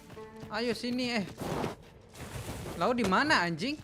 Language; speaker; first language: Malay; non-native, local second language; Sundanese